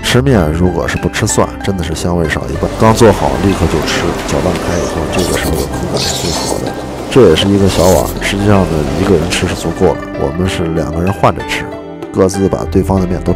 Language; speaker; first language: Chinese; native; Chinese